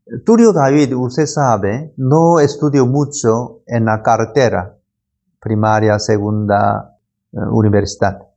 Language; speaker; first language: Spanish; non-native, learner; Korean